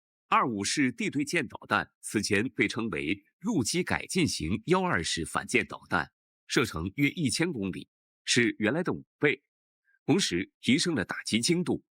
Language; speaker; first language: Chinese; native; Chinese